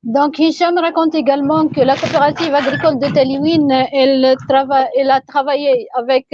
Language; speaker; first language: French; non-native, local second language; Arabic